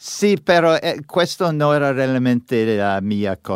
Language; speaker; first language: Italian; non-native, learner; English